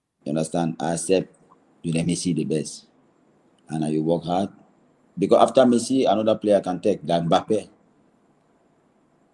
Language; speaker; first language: English; non-native, learner; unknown